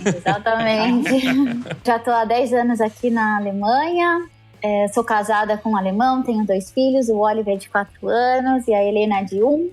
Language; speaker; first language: Portuguese; native; Portuguese